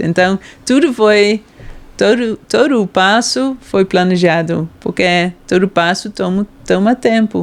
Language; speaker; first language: Portuguese; non-native, fluent; Dutch